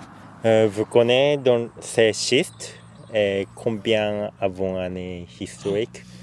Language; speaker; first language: French; non-native, learner; Japanese